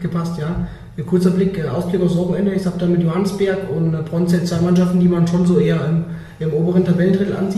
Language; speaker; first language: German; native; German